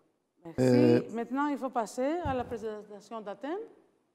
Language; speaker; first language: French; non-native, learner; Greek